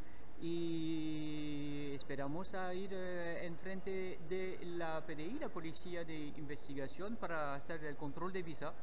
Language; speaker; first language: Spanish; non-native, learner; French